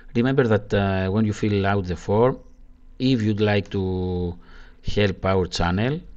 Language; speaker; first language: English; non-native, learner; Greek